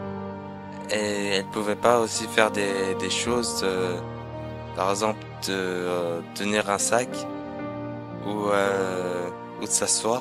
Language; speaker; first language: French; early bilingual, other home language; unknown